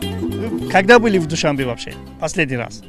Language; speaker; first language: Russian; non-native, local second language; Tajik